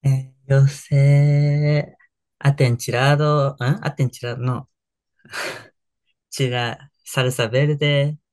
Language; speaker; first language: Spanish; non-native, learner; Japanese